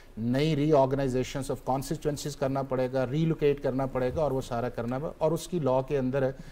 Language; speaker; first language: Hindi; native; Hindi